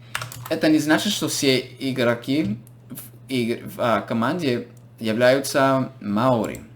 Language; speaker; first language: Russian; non-native, fluent; English